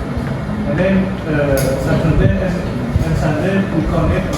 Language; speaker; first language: English; non-native, learner; Indonesian